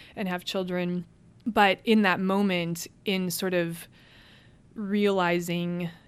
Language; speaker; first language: English; early bilingual, other home language; Hungarian